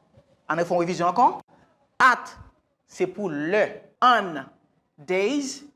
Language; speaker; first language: French; non-native, local second language; Haitian Creole